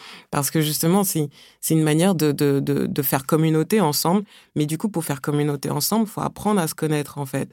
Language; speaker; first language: French; early bilingual, other home language; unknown